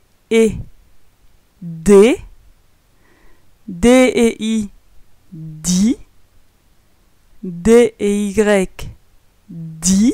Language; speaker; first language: French; native; French